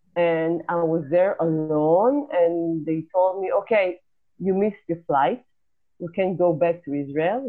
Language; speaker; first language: English; non-native, fluent; Hebrew